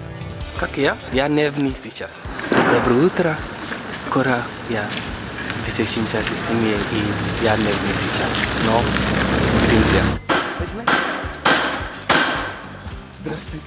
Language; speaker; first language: Russian; non-native, learner; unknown